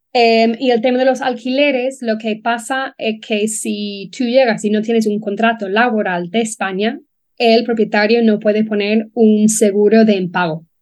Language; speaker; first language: Spanish; non-native, fluent; English